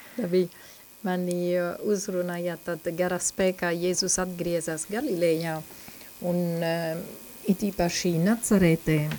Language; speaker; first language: Latvian; non-native, fluent; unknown